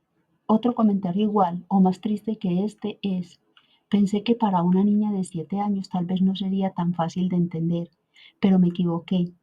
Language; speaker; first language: Spanish; native; Spanish